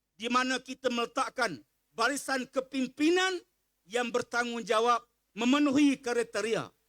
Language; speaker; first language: Malay; native; Malay